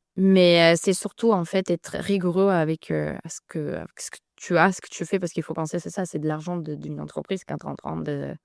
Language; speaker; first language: French; non-native, fluent; Spanish